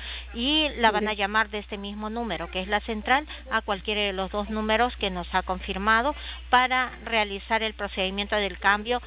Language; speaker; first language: Spanish; native; Spanish